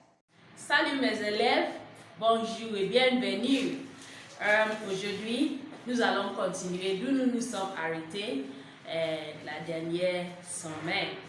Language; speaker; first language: French; non-native, fluent; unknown